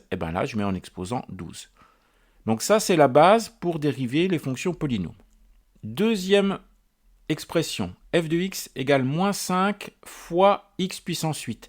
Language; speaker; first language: French; native; French